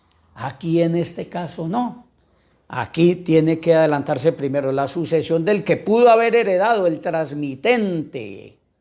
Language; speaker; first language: Spanish; native; Spanish